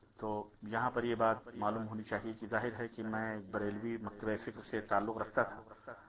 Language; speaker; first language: Urdu; native; Urdu